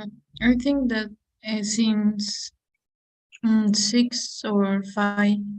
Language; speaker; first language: English; non-native, learner; Spanish